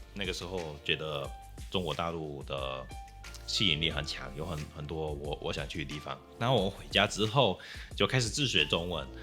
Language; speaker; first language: Chinese; non-native, fluent; English